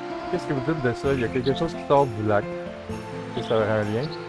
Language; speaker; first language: French; native; French